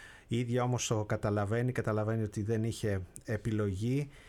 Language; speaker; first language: Greek; native; Greek